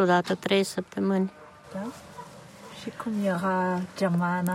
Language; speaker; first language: Romanian; non-native, learner; French